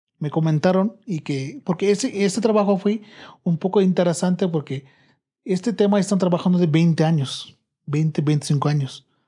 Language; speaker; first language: Spanish; non-native, learner; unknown